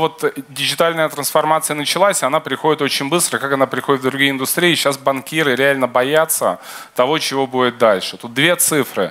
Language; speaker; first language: Russian; native; Russian